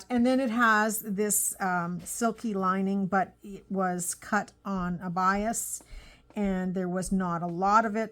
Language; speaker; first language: English; native; English